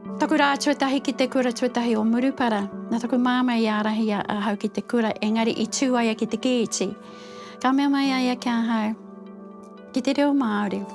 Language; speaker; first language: Māori; native; Māori